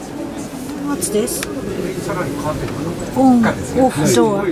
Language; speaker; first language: English; non-native, learner; Greek